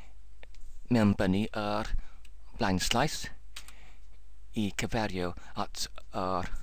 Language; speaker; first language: Welsh; non-native, learner; English